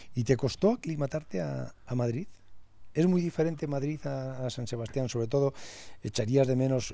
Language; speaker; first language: Spanish; native; Spanish